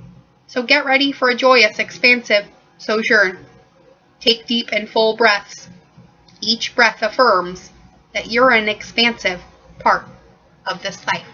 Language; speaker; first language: English; native; English